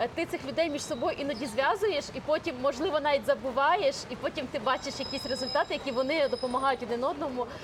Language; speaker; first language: Ukrainian; native; Ukrainian